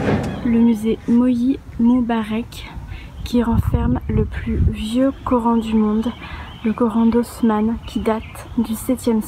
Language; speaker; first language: French; native; French